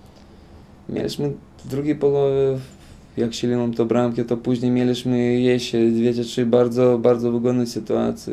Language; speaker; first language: Polish; non-native, fluent; Lithuanian